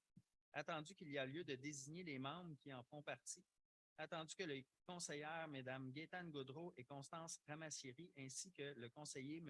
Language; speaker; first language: French; native; French